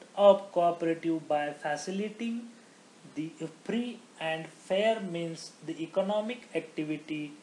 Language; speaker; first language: English; non-native, local second language; Marathi